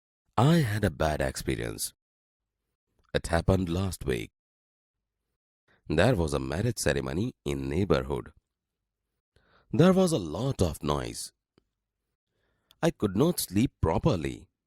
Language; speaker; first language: English; non-native, local second language; Gujarati